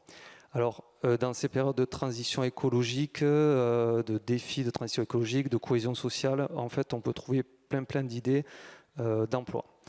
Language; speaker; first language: French; native; French